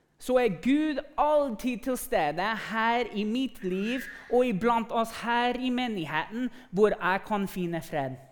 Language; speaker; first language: Norwegian; non-native, fluent; English